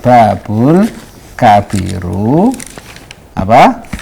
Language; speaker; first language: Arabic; non-native, fluent; Indonesian